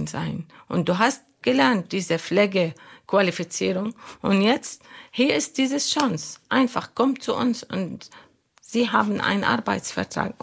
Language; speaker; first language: German; non-native, learner; Arabic